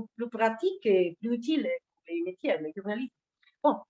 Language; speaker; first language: French; non-native, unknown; Spanish